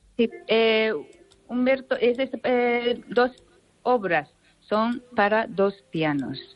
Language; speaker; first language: Spanish; non-native, fluent; Japanese